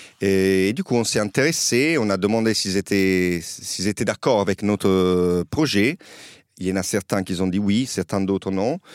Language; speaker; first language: French; non-native, fluent; Italian